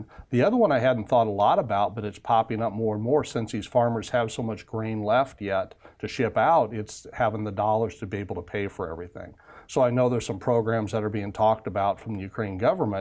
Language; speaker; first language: English; native; English